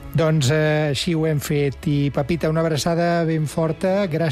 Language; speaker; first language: Catalan; native; Catalan